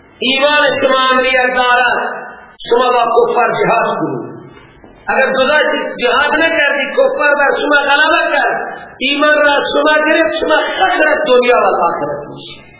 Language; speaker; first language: Persian; native; Persian